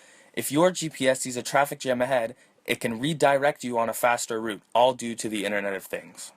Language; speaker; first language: English; native; English